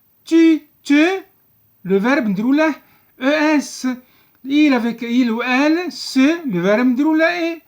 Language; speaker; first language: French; non-native, local second language; Arabic